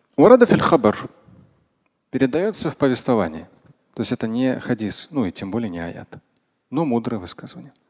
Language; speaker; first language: Russian; non-native, local second language; Tatar